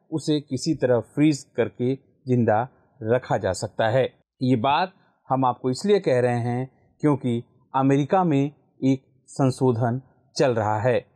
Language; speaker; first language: Hindi; non-native, local second language; Gujarati